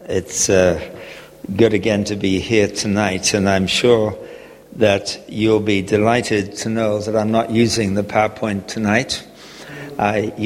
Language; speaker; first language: English; native; English